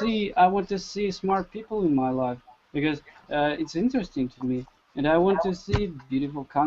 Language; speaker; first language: English; non-native, learner; Russian